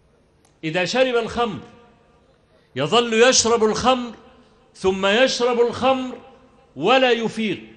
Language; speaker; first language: Arabic; native; Arabic